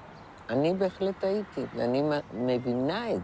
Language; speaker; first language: Hebrew; non-native, fluent; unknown